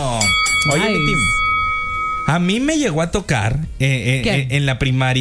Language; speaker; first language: Spanish; native; Spanish